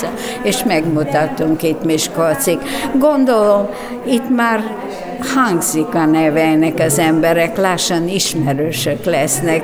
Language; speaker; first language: Hungarian; non-native, fluent; Bulgarian